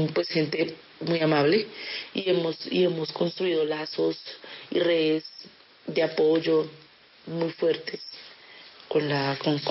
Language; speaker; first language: Spanish; early bilingual, other home language; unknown